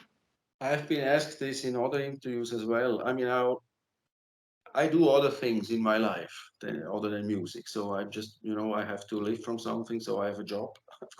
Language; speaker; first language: English; non-native, fluent; German